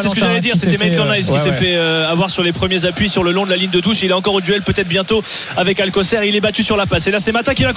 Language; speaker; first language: French; native; French